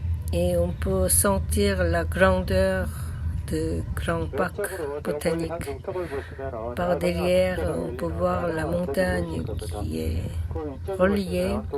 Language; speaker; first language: French; non-native, learner; Korean